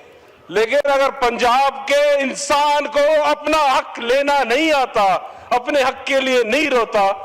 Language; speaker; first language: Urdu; non-native, local second language; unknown